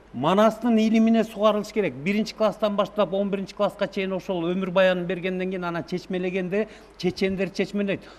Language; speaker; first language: Kyrgyz; native; Kyrgyz